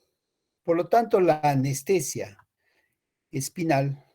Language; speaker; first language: Spanish; native; Spanish